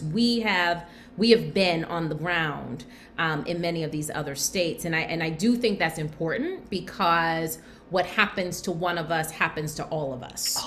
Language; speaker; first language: English; native; English